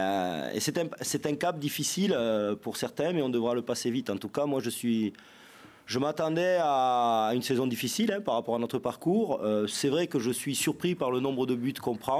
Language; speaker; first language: French; native; French